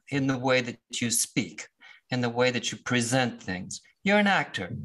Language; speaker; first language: English; native; English